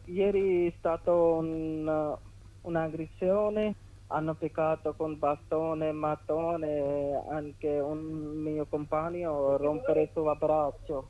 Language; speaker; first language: Italian; non-native, learner; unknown